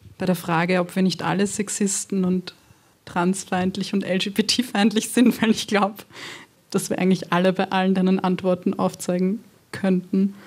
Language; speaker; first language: German; early bilingual, other home language; Serbian